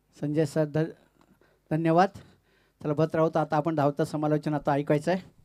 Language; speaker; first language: Marathi; native; Marathi